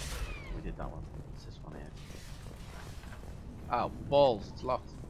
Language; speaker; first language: English; native; English